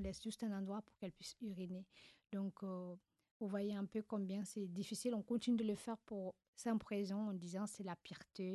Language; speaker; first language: French; non-native, local second language; Fula